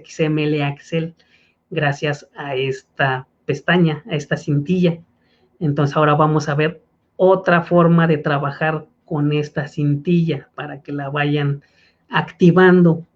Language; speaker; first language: Spanish; native; Spanish